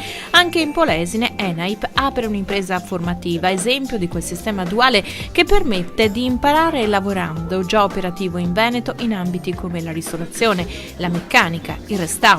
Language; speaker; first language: Italian; native; Italian